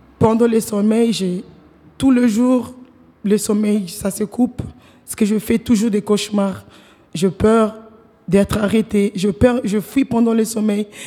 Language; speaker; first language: French; non-native, local second language; Lingala